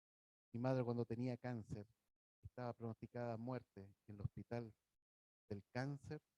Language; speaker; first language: Spanish; native; Spanish